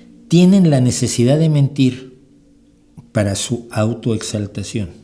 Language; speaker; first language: Spanish; native; Spanish